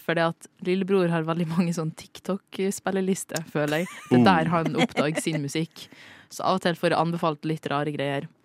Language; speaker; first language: Norwegian; native; Norwegian